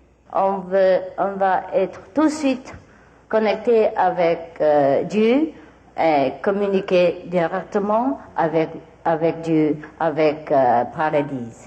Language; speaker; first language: French; non-native, learner; Vietnamese